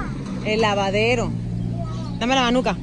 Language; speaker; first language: Spanish; native; Spanish